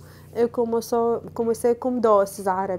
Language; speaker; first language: Portuguese; non-native, learner; Arabic